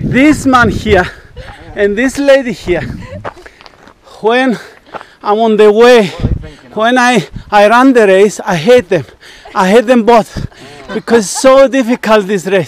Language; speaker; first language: English; non-native, learner; Greek